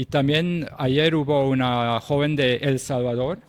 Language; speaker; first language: Spanish; non-native, fluent; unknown